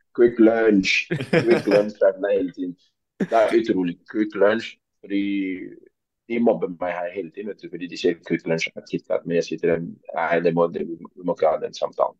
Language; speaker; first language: Norwegian; early bilingual, other home language; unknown